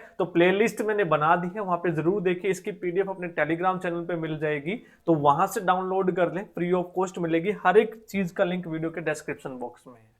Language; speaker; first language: Hindi; native; Hindi